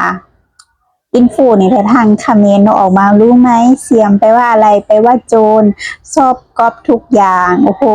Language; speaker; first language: Thai; non-native, local second language; Northeastern Thai